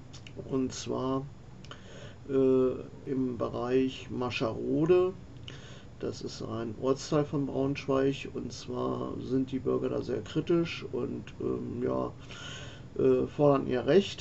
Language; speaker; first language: German; native; German